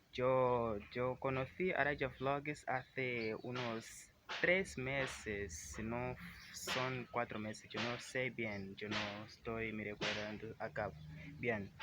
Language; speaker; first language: Spanish; non-native, learner; Portuguese